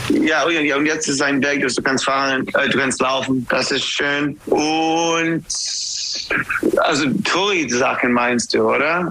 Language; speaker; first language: German; non-native, fluent; English